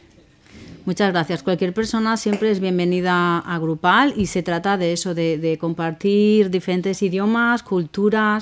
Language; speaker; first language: Spanish; native; Spanish